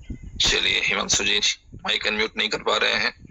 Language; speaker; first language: Hindi; native; Hindi